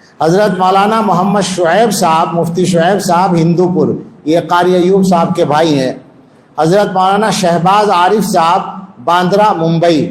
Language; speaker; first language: Urdu; non-native, local second language; Punjabi